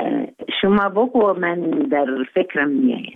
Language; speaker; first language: Persian; non-native, fluent; Arabic